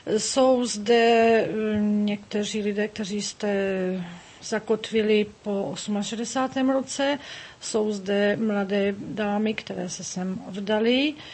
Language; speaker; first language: Czech; native; Czech